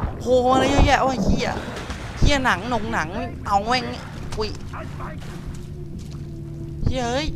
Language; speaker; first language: Thai; native; Thai